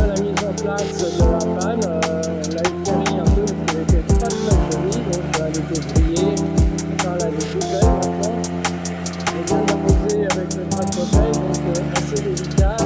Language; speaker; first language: French; native; French